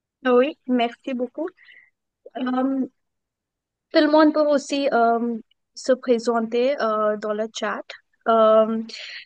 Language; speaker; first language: French; non-native, fluent; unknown